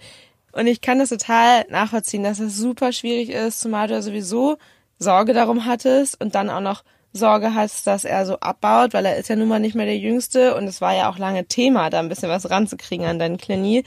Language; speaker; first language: German; native; German